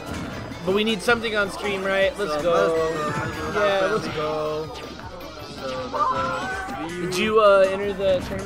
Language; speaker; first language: English; native; English